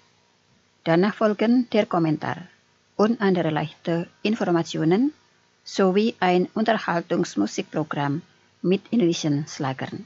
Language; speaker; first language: German; non-native, fluent; Indonesian